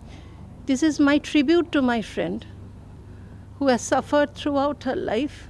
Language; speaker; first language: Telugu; non-native, local second language; Bangla